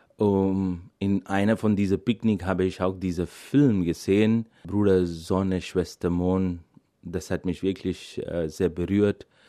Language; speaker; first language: German; non-native, fluent; Malayalam